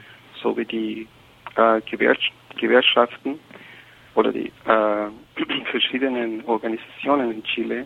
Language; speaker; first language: German; non-native, fluent; Spanish